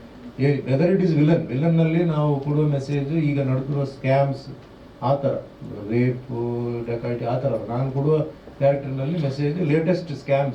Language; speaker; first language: Kannada; non-native, local second language; Tulu